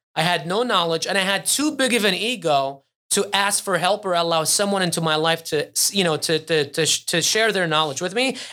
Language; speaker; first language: English; early bilingual, other home language; Arabic